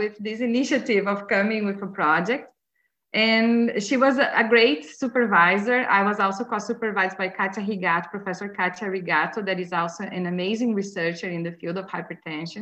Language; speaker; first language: English; non-native, fluent; Portuguese